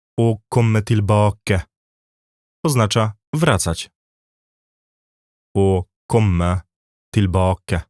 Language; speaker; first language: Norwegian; non-native, fluent; Polish